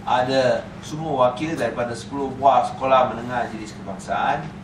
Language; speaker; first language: Malay; non-native, local second language; Chinese